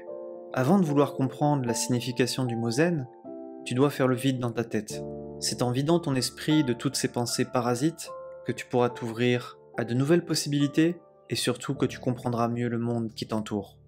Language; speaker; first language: French; native; French